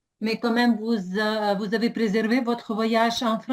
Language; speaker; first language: French; non-native, learner; Ukrainian